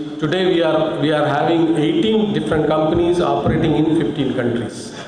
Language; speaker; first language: English; non-native, local second language; Tamil